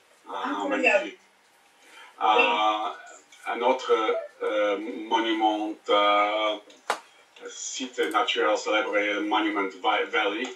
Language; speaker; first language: French; non-native, learner; English